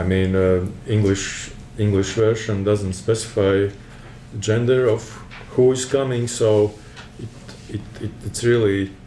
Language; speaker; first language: English; non-native, fluent; Latvian